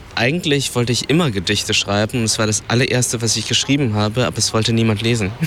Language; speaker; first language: German; early bilingual, other home language; Vietnamese